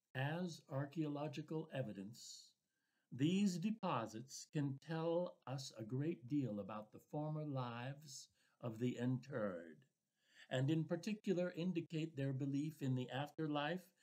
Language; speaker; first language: English; native; English